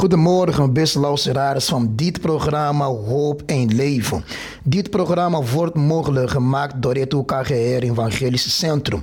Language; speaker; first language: Dutch; non-native, fluent; Portuguese